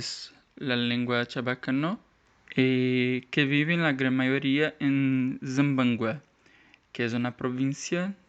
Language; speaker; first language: Spanish; non-native, learner; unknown